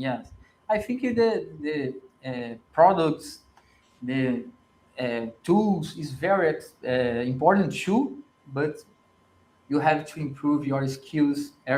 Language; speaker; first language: English; non-native, learner; Portuguese